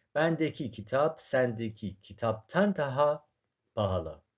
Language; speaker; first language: Turkish; non-native, fluent; Persian